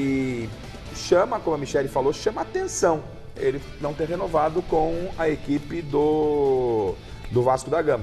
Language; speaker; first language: Portuguese; native; Portuguese